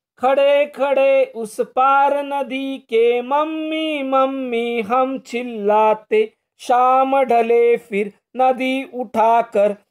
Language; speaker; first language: Hindi; non-native, local second language; Marathi